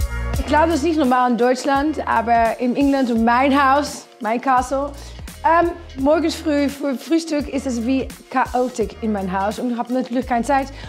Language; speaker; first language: German; non-native, fluent; Dutch